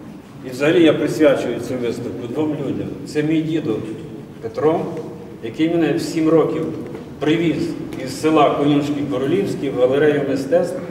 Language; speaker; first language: Ukrainian; native; Ukrainian